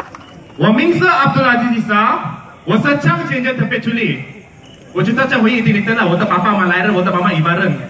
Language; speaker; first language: Chinese; non-native, local second language; Malay